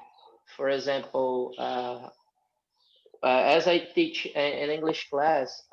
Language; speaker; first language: English; non-native, fluent; Portuguese